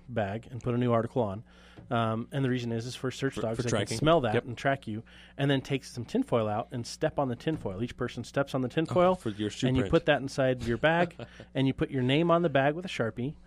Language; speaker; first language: English; native; English